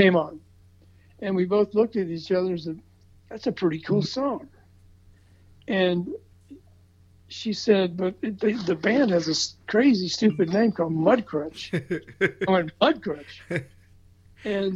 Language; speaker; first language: English; native; English